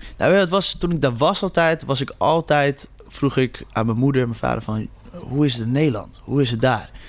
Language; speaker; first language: Dutch; early bilingual, heritage; Dutch